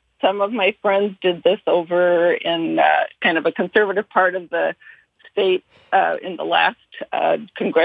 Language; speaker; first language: English; native; English